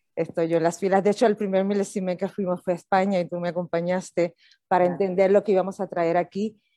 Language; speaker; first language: Spanish; native; Spanish